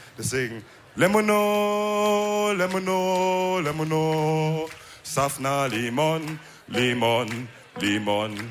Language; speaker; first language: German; early bilingual, other home language; Wolof